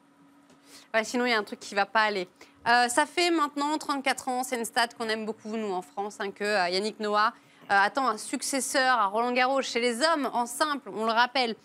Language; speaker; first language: French; native; French